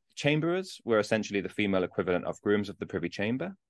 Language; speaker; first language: English; native; English